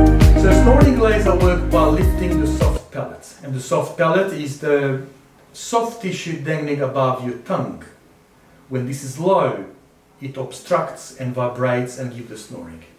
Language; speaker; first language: English; non-native, fluent; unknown